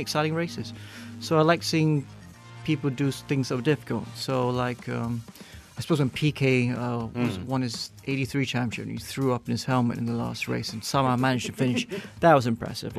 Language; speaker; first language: English; native; English